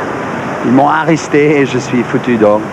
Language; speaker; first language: French; non-native, local second language; Dutch